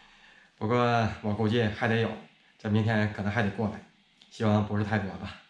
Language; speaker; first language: Chinese; native; Chinese